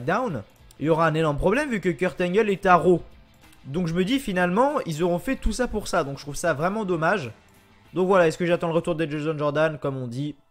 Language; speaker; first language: French; native; French